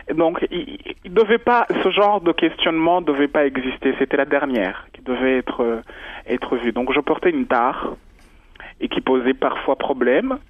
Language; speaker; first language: French; non-native, local second language; Kinyarwanda